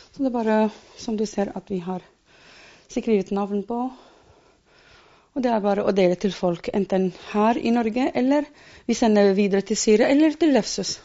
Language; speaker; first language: Norwegian; non-native, fluent; Arabic